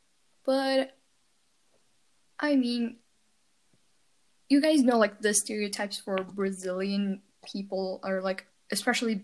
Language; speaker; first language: English; non-native, fluent; Portuguese